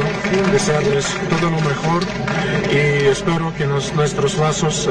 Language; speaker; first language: Spanish; non-native, fluent; Russian